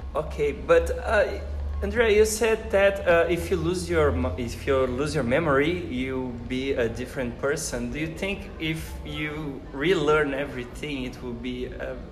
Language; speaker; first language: English; non-native, fluent; Portuguese